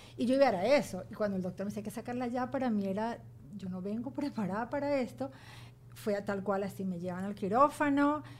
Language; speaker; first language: Spanish; native; Spanish